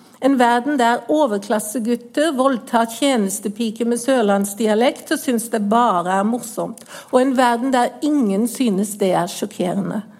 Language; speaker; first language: Norwegian; native; Norwegian